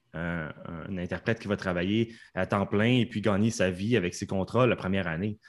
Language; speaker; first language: French; native; French